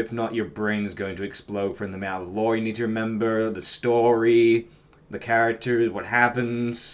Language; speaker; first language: English; native; English